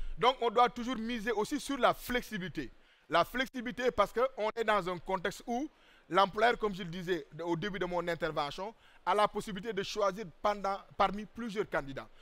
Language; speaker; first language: French; non-native, local second language; Wolof